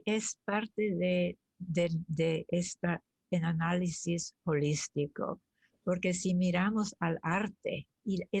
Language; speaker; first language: Spanish; early bilingual, other home language; German